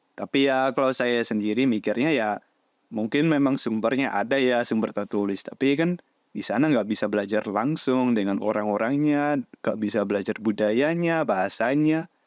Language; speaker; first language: Indonesian; non-native, fluent; Dutch